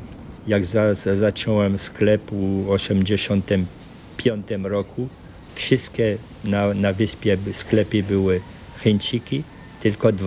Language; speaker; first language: Polish; early bilingual, heritage; Polish